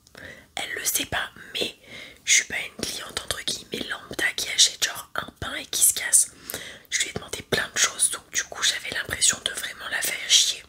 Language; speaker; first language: French; native; French